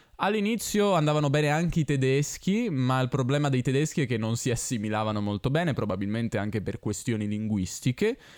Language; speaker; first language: Italian; native; Italian